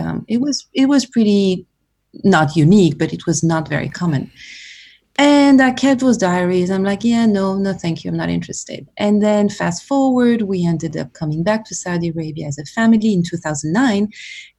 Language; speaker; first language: English; non-native, fluent; French